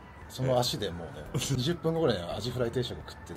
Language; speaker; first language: Japanese; native; Japanese